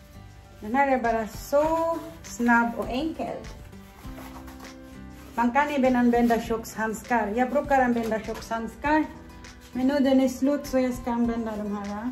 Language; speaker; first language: Swedish; non-native, learner; Cebuano